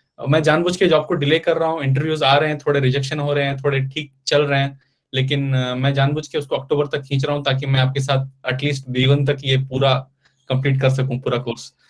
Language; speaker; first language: Hindi; non-native, local second language; Kannada